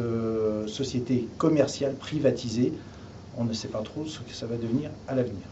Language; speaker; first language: French; native; French